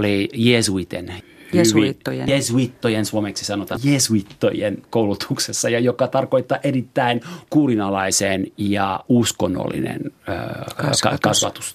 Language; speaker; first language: Finnish; non-native, fluent; French